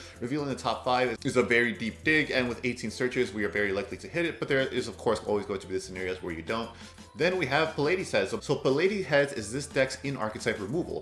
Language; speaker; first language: English; native; English